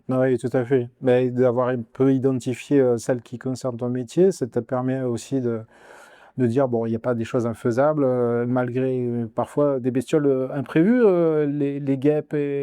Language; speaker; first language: French; native; French